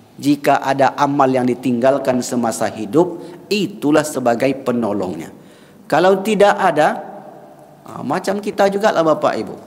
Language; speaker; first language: Malay; non-native, local second language; Minangkabau